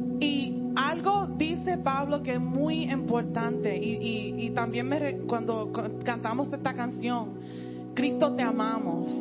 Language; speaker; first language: Spanish; early bilingual, heritage; Spanish